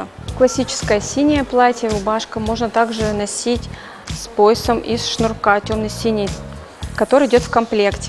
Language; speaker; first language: Russian; native; Russian